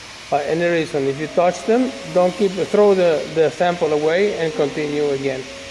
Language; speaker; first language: English; non-native, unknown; Spanish